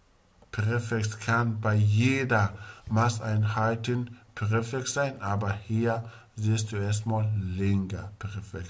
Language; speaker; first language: German; non-native, learner; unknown